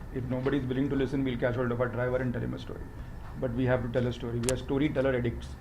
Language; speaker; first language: English; non-native, local second language; Hindi